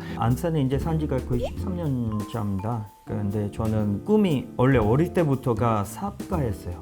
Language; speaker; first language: Korean; non-native, fluent; Urdu